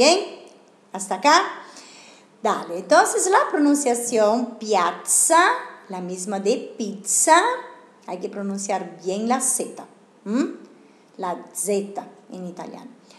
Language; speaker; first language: Spanish; non-native, fluent; Portuguese